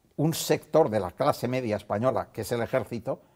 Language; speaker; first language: Spanish; native; Spanish